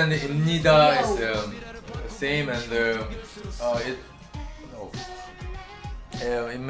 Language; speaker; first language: English; non-native, learner; Korean